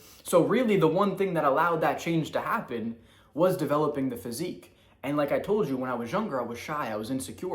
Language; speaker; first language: English; native; English